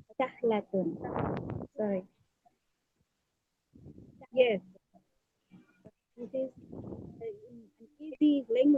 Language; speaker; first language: English; non-native, learner; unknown